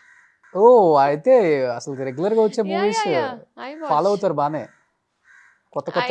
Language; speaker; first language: Telugu; native; Telugu